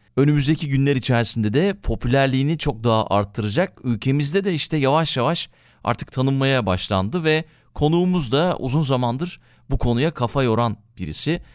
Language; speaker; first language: Turkish; native; Turkish